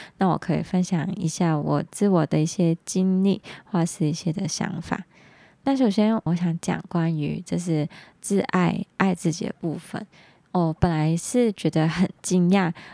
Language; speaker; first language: Chinese; non-native, local second language; Cantonese